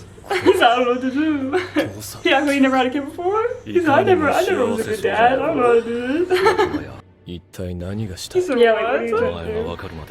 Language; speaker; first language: English; native; English